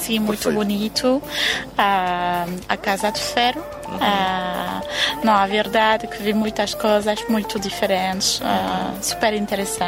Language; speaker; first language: Portuguese; non-native, fluent; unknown